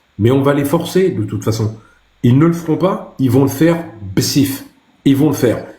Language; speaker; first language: French; early bilingual, other home language; Arabic